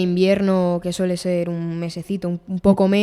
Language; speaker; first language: Spanish; native; Spanish